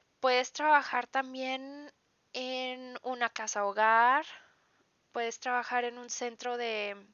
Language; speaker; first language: Spanish; native; Spanish